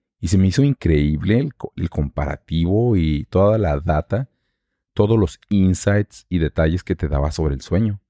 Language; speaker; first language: Spanish; native; Spanish